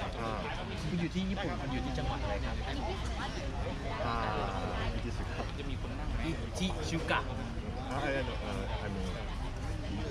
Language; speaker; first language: Thai; native; Thai